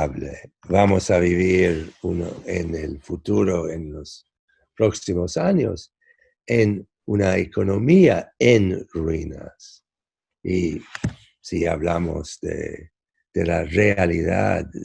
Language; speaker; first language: Spanish; non-native, fluent; English